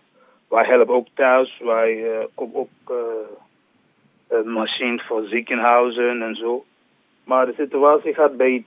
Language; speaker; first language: Dutch; non-native, learner; English